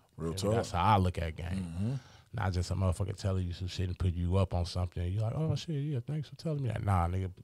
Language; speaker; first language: English; native; English